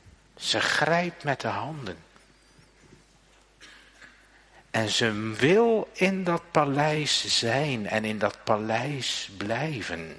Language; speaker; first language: Dutch; native; Dutch